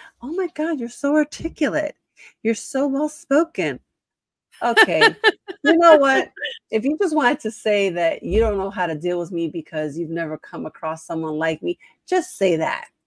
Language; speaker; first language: English; early bilingual, other home language; Spanish